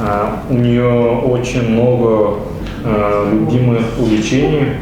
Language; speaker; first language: Russian; non-native, local second language; Kazakh